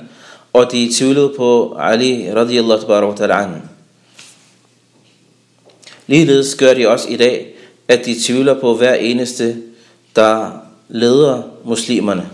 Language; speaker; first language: Danish; early bilingual, other home language; Arabic